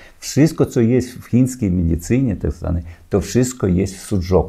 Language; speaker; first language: Polish; non-native, learner; Ukrainian